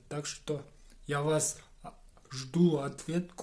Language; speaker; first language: Russian; non-native, local second language; Kyrgyz